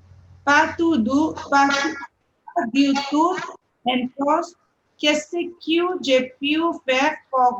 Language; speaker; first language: French; non-native, learner; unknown